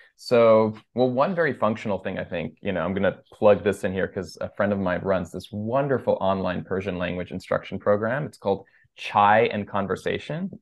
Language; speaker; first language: English; early bilingual, other home language; Persian